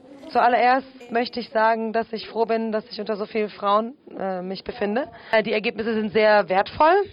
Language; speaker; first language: German; non-native, fluent; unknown